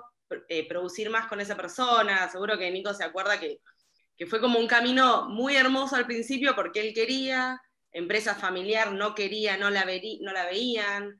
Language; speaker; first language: Spanish; native; Spanish